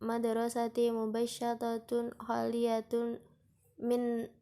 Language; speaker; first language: Arabic; non-native, learner; Indonesian